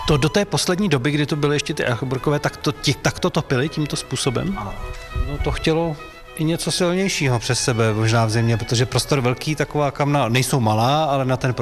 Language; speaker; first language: Czech; native; Czech